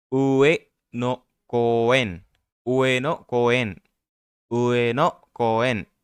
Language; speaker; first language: Japanese; non-native, fluent; Hindi